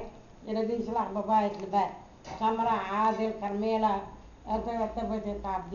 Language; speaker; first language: Hebrew; non-native, learner; Arabic